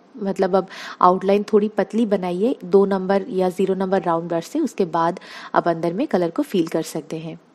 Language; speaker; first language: Hindi; non-native, local second language; Bangla